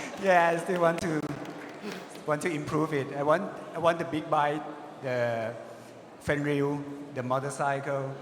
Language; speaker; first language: English; non-native, learner; Thai